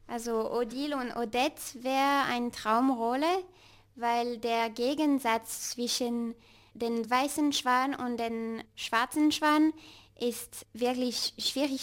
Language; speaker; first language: German; non-native, fluent; French